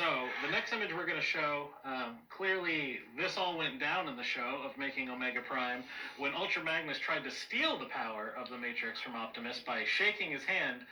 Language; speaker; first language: English; native; English